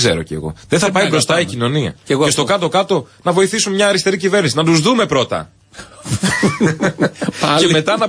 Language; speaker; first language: Greek; native; Greek